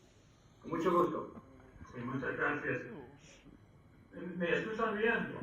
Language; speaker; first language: Spanish; non-native, fluent; English